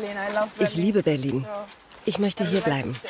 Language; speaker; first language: German; non-native, learner; Italian